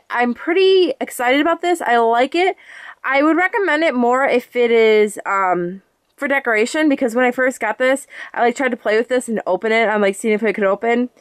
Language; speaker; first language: English; native; English